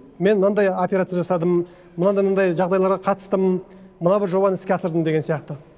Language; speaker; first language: Kazakh; native; Kazakh